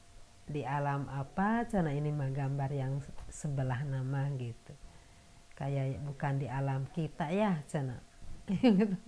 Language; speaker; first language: Indonesian; non-native, local second language; Sundanese